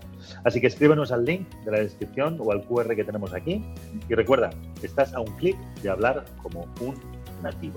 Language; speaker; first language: Spanish; native; Spanish